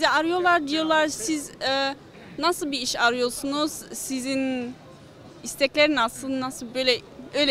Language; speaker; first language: Turkish; early bilingual, other home language; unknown